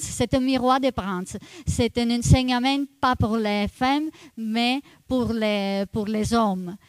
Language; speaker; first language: French; non-native, fluent; Italian